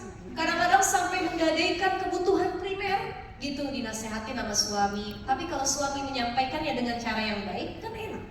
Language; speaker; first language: Indonesian; native; Indonesian